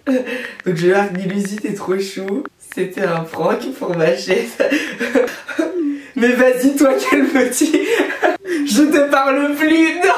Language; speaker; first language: French; native; French